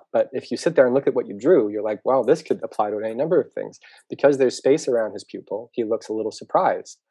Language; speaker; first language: English; native; English